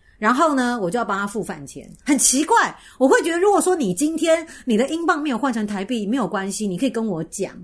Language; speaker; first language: Chinese; native; Chinese